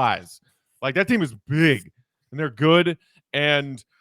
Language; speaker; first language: English; native; English